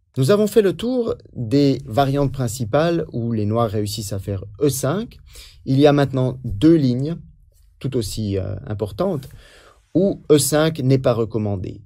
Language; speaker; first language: French; native; French